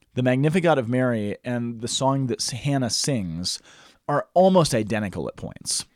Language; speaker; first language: English; native; English